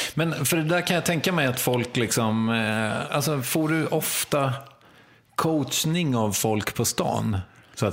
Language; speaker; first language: Swedish; native; Swedish